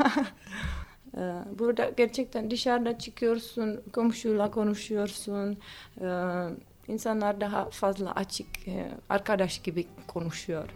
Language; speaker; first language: Turkish; non-native, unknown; Czech